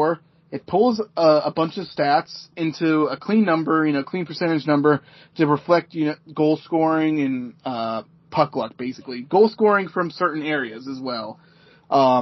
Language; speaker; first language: English; native; English